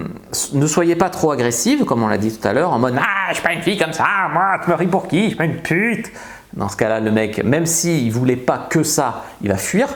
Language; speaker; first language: French; native; French